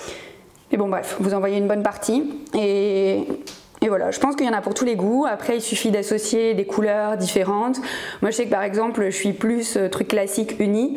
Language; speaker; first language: French; native; French